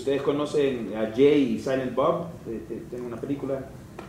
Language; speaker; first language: Spanish; native; Spanish